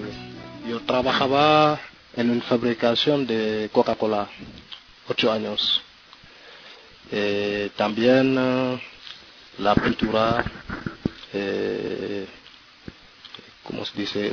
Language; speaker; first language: Spanish; non-native, learner; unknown